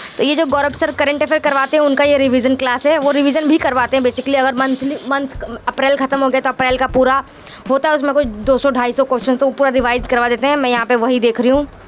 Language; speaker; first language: Hindi; native; Hindi